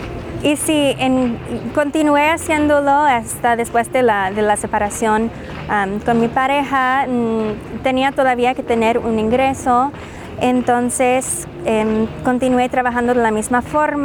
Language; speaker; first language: Spanish; non-native, fluent; English